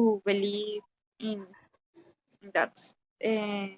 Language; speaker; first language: English; non-native, learner; Spanish